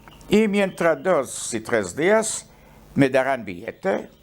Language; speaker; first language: Spanish; non-native, learner; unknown